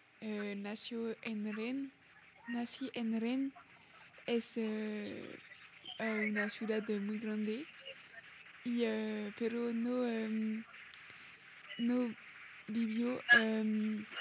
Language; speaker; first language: Spanish; non-native, learner; French